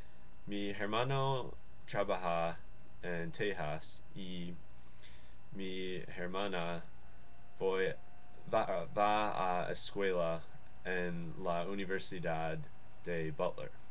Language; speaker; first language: Spanish; non-native, learner; English